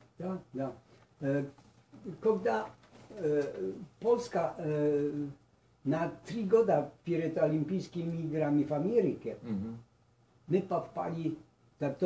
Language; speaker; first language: Russian; non-native, learner; Polish